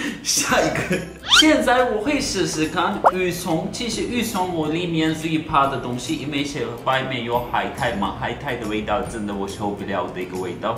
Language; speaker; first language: Chinese; non-native, fluent; Turkish